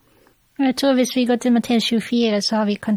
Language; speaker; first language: Norwegian; non-native, fluent; English